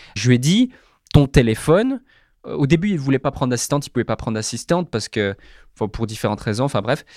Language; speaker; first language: French; native; French